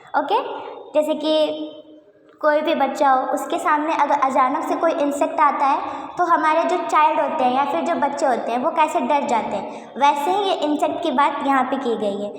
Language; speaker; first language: Hindi; native; Hindi